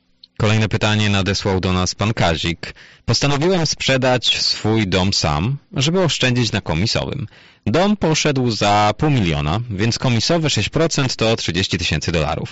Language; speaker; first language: Polish; native; Polish